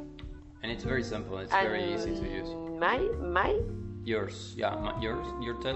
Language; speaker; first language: English; non-native, fluent; Spanish